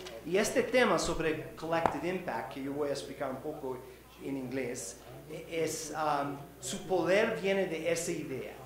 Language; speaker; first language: Spanish; non-native, fluent; English